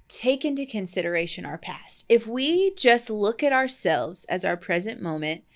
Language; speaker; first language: English; native; English